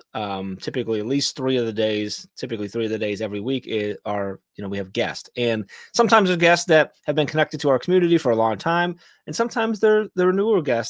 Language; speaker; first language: English; native; English